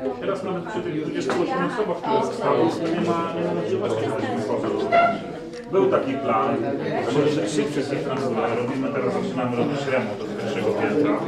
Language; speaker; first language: Polish; non-native, learner; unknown